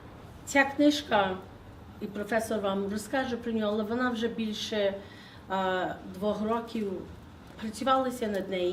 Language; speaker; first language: Ukrainian; early bilingual, heritage; Ukrainian